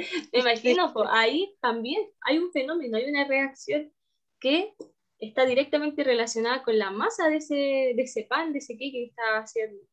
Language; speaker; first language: Spanish; native; Spanish